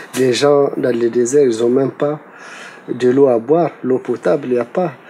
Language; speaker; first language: French; non-native, local second language; Tamasheq